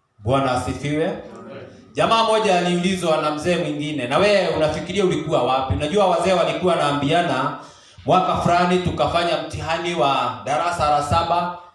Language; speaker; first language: Swahili; non-native, local second language; Kikuyu